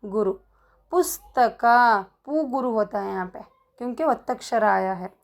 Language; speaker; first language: Hindi; non-native, local second language; Kannada